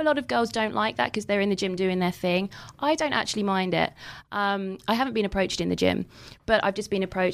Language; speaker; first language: English; native; English